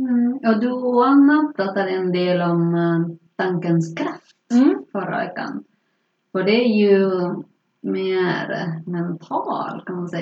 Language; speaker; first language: Swedish; non-native, fluent; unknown